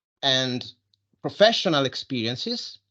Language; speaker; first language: English; non-native, fluent; Italian